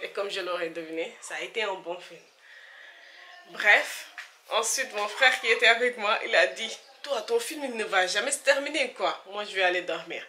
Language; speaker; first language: French; non-native, local second language; Wolof